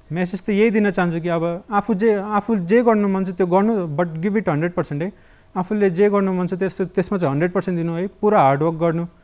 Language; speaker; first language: Nepali; native; Nepali